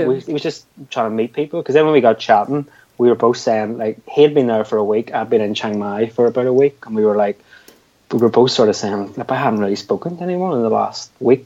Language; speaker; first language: English; native; English